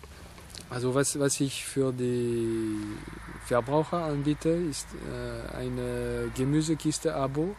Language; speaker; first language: German; non-native, fluent; French